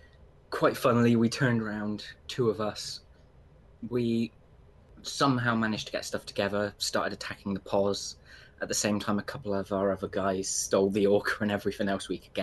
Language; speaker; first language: English; native; English